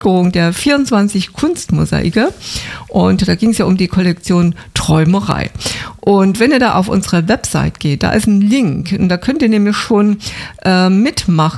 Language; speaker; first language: German; native; German